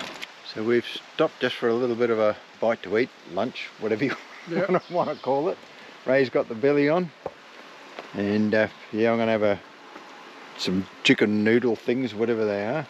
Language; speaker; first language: English; native; English